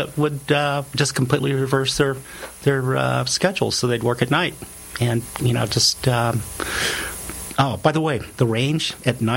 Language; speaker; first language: English; native; English